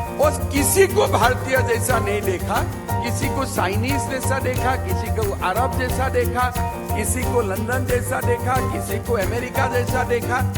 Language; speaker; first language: Hindi; non-native, local second language; Assamese